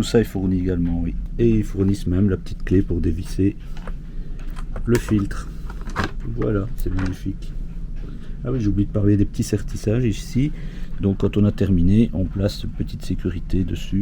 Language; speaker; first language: French; native; French